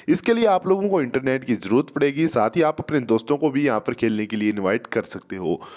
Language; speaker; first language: Hindi; native; Hindi